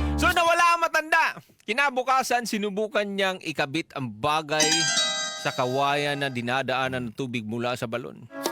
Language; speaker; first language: Filipino; native; Filipino